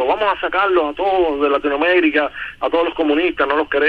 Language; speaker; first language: Spanish; native; Spanish